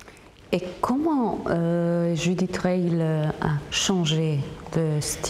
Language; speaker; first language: French; non-native, fluent; Hungarian